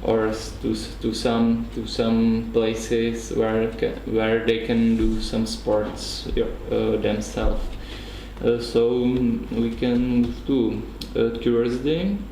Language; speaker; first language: English; non-native, learner; Czech